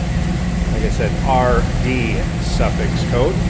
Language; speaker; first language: English; native; English